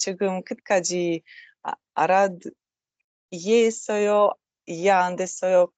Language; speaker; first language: Korean; non-native, learner; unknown